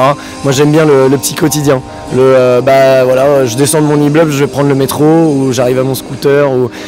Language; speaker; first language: French; native; French